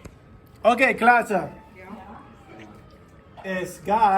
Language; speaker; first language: German; non-native, fluent; English